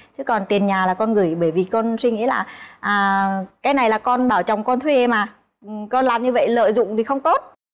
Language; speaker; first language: Vietnamese; native; Vietnamese